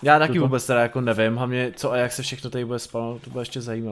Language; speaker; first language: Czech; native; Czech